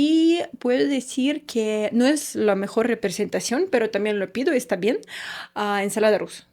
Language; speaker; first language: Spanish; non-native, fluent; Russian